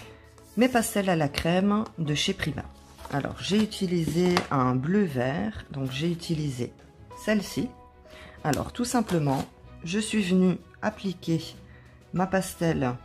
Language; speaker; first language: French; native; French